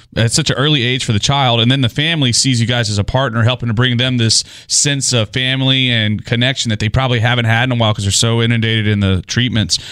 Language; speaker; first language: English; native; English